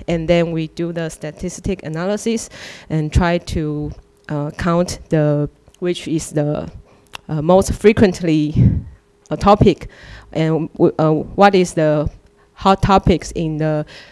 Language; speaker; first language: English; non-native, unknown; Chinese